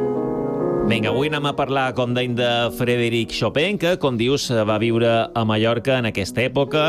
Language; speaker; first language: Catalan; native; Catalan